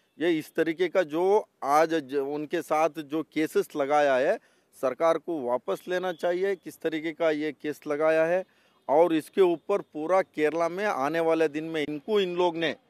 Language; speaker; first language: Hindi; non-native, local second language; Kannada